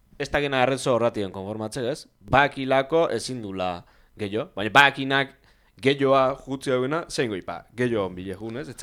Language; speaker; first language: Basque; native; Basque